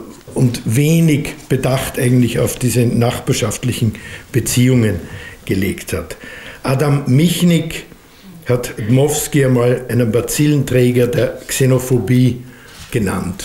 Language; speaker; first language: German; native; German